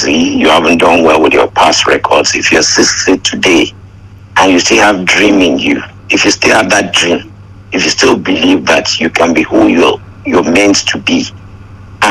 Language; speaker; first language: English; non-native, local second language; Yoruba